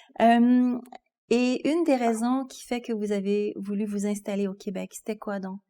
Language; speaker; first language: French; native; French